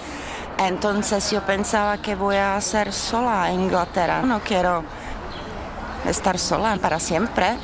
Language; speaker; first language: Spanish; non-native, fluent; Czech